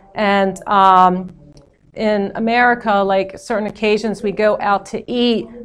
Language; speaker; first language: English; native; English